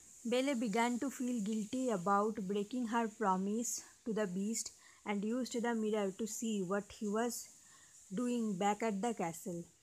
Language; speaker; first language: English; non-native, local second language; Bangla